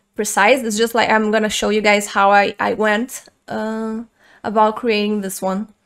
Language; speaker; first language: English; non-native, fluent; Portuguese